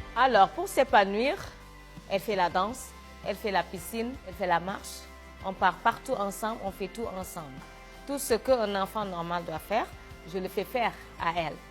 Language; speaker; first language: French; non-native, local second language; Wolof